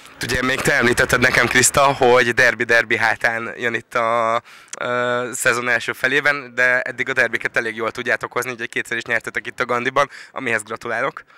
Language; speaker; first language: Hungarian; native; Hungarian